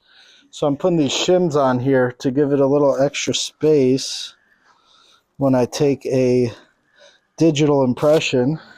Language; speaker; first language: English; native; English